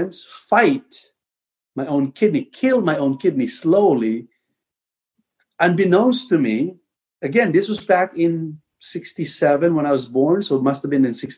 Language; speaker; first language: English; non-native, local second language; Filipino